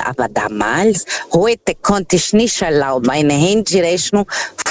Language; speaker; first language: German; non-native, fluent; Portuguese